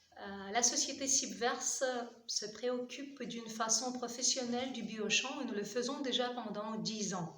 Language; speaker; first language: French; non-native, fluent; Russian